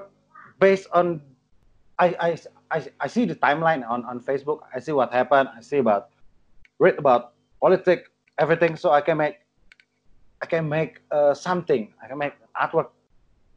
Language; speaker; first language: English; non-native, learner; Indonesian